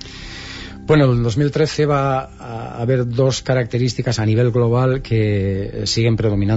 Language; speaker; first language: Spanish; native; Spanish